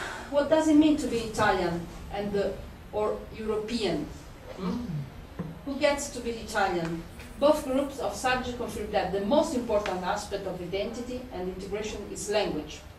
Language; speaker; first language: English; non-native, fluent; Italian